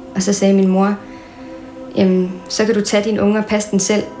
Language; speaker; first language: Danish; non-native, fluent; Thai